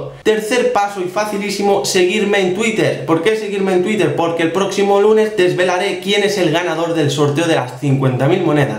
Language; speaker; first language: Spanish; native; Spanish